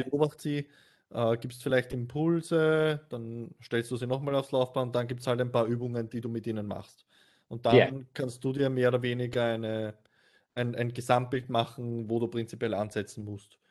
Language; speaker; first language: German; native; German